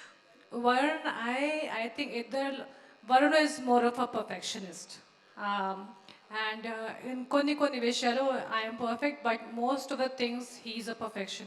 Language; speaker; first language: Telugu; non-native, local second language; Hindi